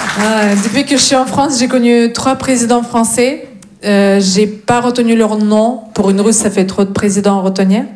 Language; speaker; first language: French; non-native, fluent; Russian